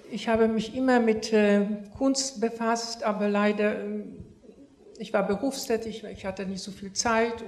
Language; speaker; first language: German; non-native, fluent; Polish